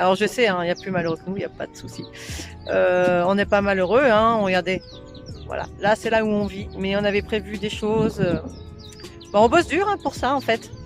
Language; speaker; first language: French; native; French